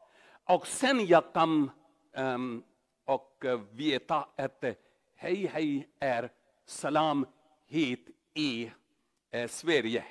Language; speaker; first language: Swedish; non-native, learner; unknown